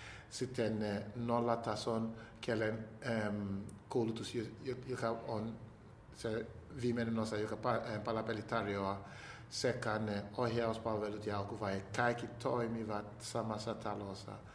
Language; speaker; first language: Finnish; non-native, fluent; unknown